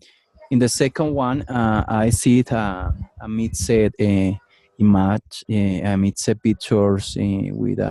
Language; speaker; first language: English; non-native, learner; Spanish